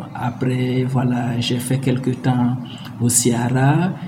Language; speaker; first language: French; non-native, local second language; Mossi